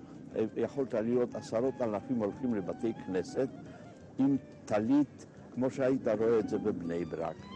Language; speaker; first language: Hebrew; non-native, fluent; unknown